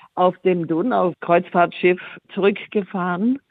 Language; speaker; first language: German; native; German